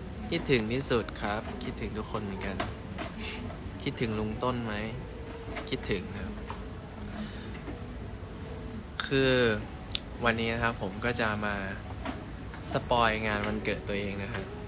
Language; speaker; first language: Thai; native; Thai